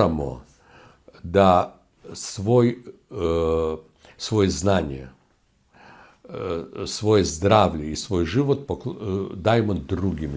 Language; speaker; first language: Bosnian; non-native, learner; Russian